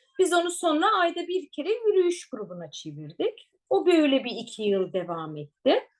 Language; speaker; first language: Turkish; native; Turkish